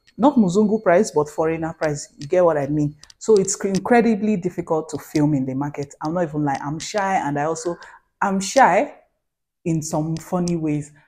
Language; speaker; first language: English; non-native, local second language; Hausa